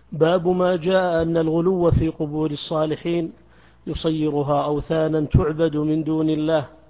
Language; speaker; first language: Arabic; native; Arabic